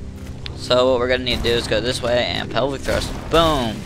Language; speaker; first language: English; native; English